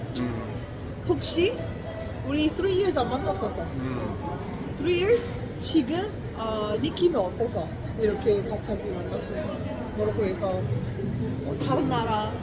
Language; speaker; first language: Korean; non-native, learner; Arabic